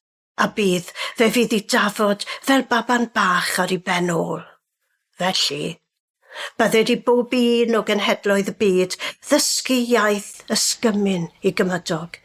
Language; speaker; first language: Welsh; native; Welsh